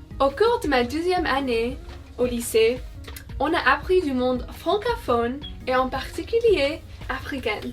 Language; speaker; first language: French; non-native, fluent; English